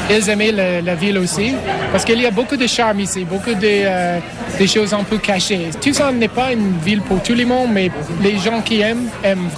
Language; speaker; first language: French; non-native, learner; English